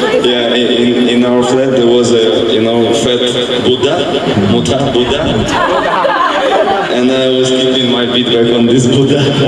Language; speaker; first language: English; non-native, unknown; Russian